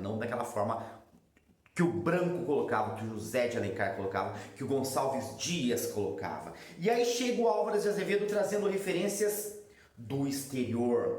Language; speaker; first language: Portuguese; native; Portuguese